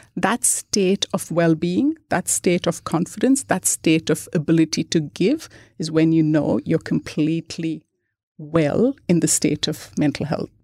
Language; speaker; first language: English; non-native, local second language; Malayalam